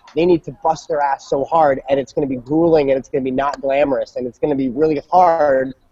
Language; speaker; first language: English; native; English